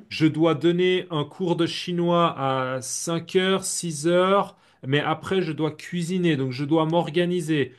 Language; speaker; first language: French; native; French